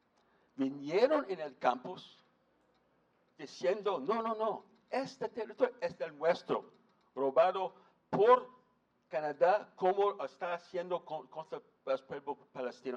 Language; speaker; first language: Spanish; non-native, fluent; English